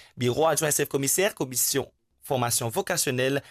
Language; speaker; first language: French; non-native, local second language; Morisyen